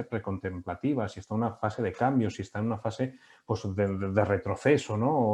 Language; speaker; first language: Spanish; native; Spanish